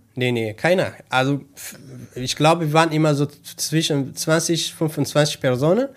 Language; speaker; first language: German; non-native, learner; Kurdish